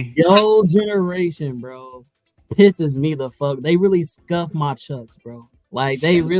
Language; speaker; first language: English; native; English